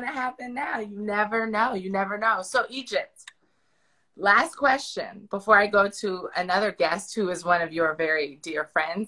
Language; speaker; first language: English; native; English